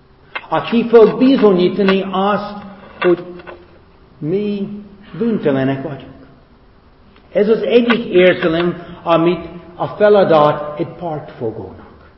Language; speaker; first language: Hungarian; non-native, fluent; English